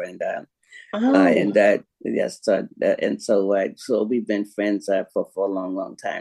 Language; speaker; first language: English; native; English